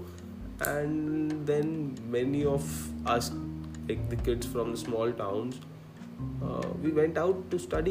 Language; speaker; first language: English; non-native, local second language; Hindi